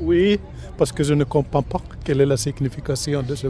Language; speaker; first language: French; non-native, fluent; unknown